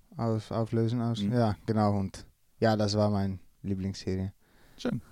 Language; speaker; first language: German; non-native, learner; Dutch